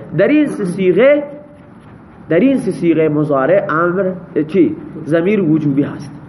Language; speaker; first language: Persian; non-native, local second language; Baluchi